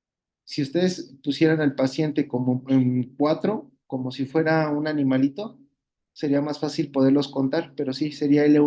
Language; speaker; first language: Spanish; native; Spanish